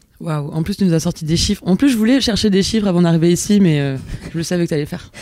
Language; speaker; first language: French; native; French